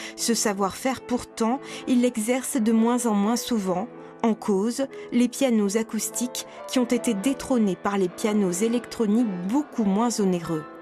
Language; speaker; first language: French; native; French